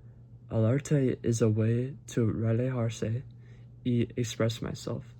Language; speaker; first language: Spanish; non-native, learner; English